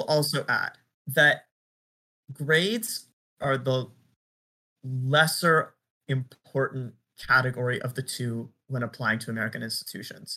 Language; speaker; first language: English; native; English